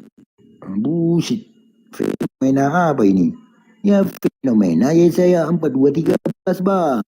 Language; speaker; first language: Indonesian; native; Indonesian